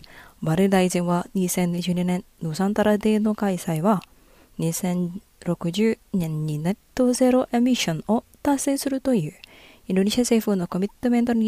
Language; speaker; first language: Japanese; non-native, fluent; Indonesian